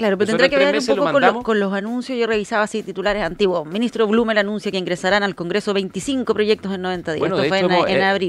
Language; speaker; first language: Spanish; native; Spanish